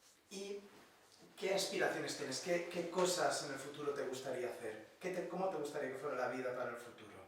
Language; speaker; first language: Spanish; native; Spanish